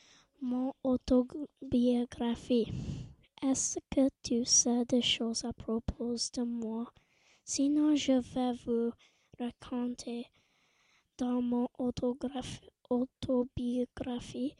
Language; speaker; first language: French; non-native, learner; English